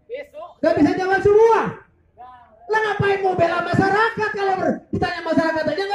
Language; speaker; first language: Indonesian; native; Indonesian